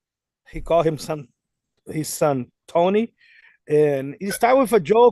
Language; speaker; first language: English; non-native, fluent; Portuguese